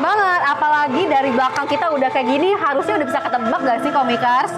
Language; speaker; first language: Indonesian; native; Indonesian